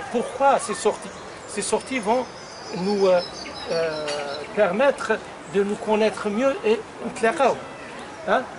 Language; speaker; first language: French; non-native, local second language; Arabic